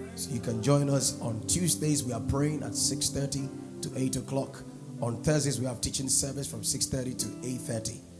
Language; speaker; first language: English; non-native, local second language; Akan